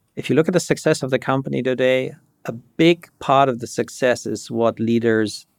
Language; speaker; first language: English; non-native, fluent; German